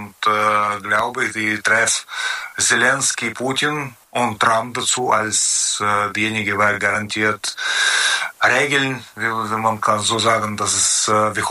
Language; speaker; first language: German; non-native, learner; Ukrainian